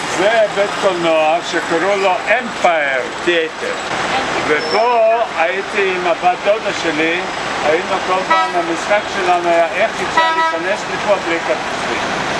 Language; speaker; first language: Hebrew; non-native, fluent; Russian